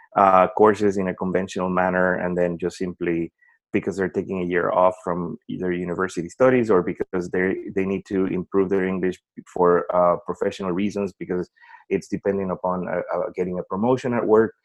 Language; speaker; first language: English; non-native, fluent; Spanish